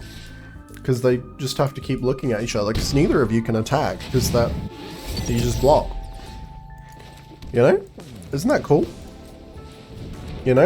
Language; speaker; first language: English; native; English